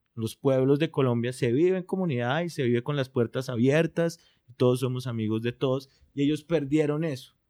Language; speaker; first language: Spanish; native; Spanish